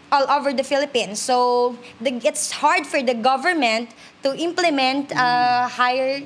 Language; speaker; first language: English; non-native, local second language; Hiligaynon